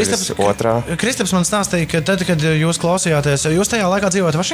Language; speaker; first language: Latvian; native; Latvian